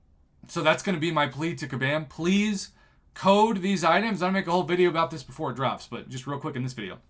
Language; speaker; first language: English; native; English